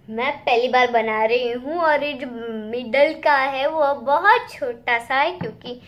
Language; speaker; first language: Hindi; non-native, local second language; Gujarati